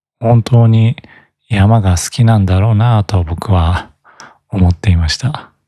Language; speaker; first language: Japanese; native; Japanese